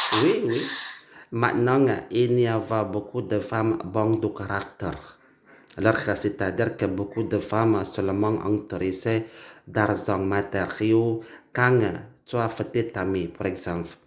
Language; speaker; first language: French; non-native, learner; Indonesian